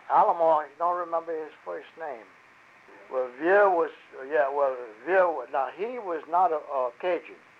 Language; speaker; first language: English; early bilingual, other home language; French